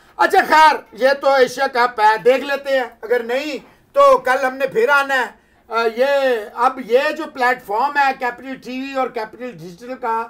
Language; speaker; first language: Urdu; native; Urdu